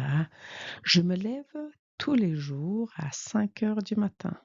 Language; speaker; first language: French; non-native, fluent; Mongolian